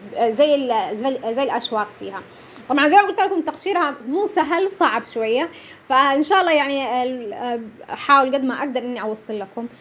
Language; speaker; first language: Arabic; non-native, local second language; Somali